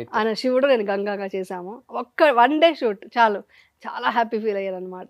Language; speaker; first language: Telugu; native; Telugu